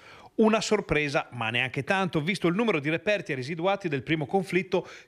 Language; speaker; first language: Italian; native; Italian